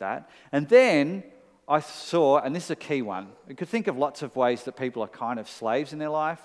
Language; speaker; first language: English; native; English